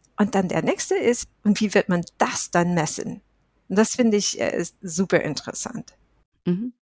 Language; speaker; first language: German; non-native, fluent; English